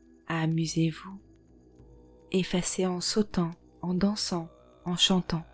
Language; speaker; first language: French; native; French